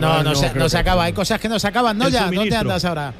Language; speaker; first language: Spanish; native; Spanish